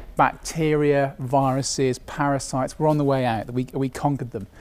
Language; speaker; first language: English; native; English